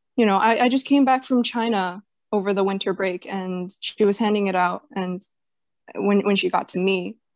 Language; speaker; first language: English; early bilingual, other home language; Chinese